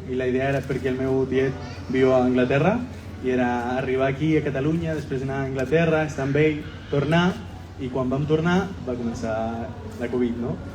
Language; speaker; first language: Catalan; non-native, fluent; Spanish